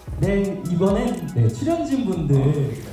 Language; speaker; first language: Korean; native; Korean